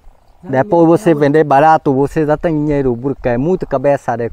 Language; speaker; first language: Portuguese; non-native, learner; Vietnamese